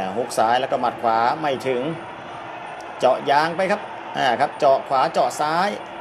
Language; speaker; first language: Thai; native; Thai